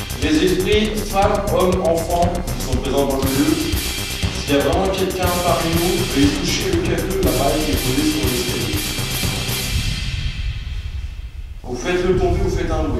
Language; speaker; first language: French; native; French